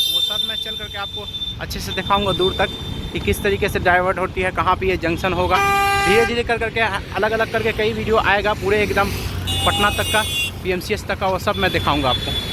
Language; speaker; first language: Hindi; native; Hindi